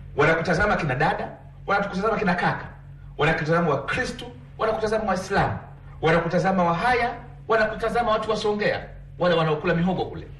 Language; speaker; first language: Swahili; native; Swahili